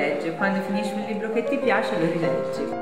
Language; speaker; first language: Italian; native; Italian